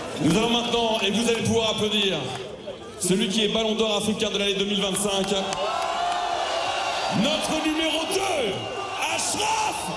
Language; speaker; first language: French; native; French